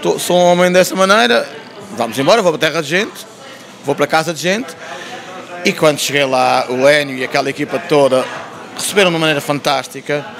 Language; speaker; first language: Portuguese; native; Portuguese